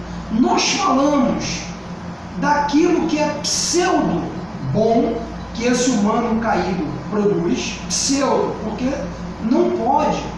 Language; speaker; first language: Portuguese; native; Portuguese